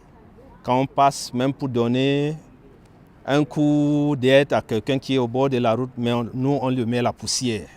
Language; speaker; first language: French; non-native, local second language; Wolof